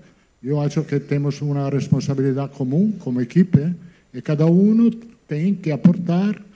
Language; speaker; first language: Portuguese; non-native, learner; Italian